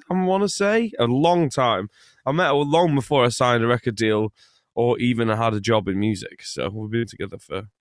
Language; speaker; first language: English; native; English